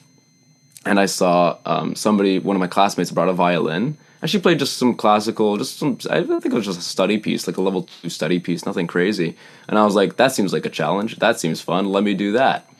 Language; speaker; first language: English; native; English